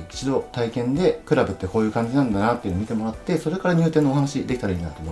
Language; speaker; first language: Japanese; native; Japanese